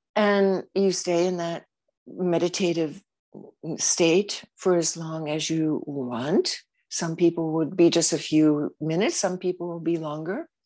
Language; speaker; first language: English; native; English